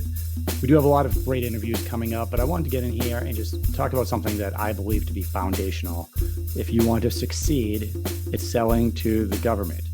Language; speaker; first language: English; native; English